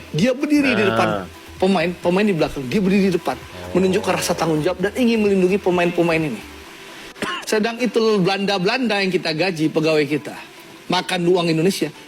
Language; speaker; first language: Indonesian; native; Indonesian